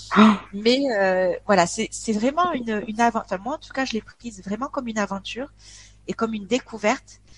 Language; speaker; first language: French; native; French